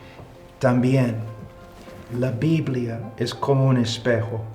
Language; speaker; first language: Spanish; non-native, fluent; English